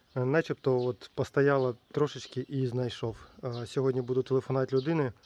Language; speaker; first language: Ukrainian; native; Ukrainian